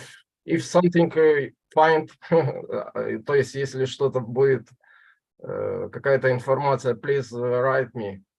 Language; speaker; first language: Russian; non-native, local second language; Ukrainian